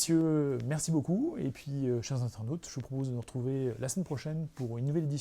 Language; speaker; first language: French; native; French